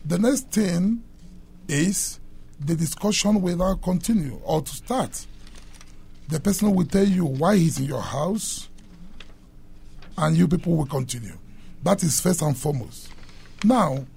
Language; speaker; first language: English; non-native, local second language; Igbo